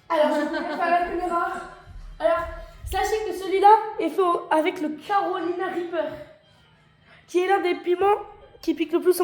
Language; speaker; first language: French; native; French